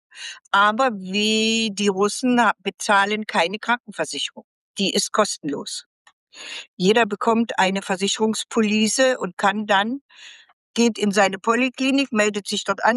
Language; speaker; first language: German; native; German